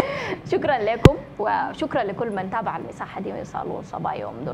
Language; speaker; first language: Arabic; native; Arabic